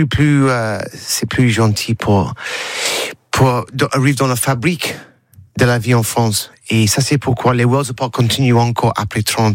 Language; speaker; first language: French; non-native, learner; English